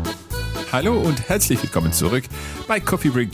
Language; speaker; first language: German; non-native, fluent; English